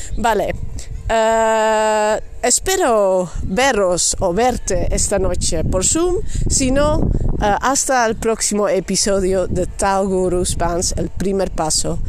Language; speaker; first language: Spanish; non-native, fluent; Dutch